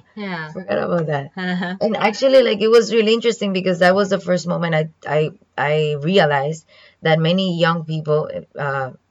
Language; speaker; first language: English; non-native, fluent; Spanish